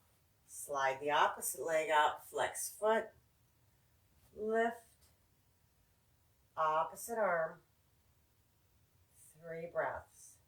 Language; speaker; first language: English; native; English